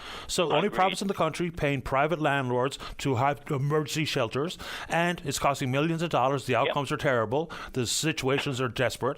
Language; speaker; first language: English; native; English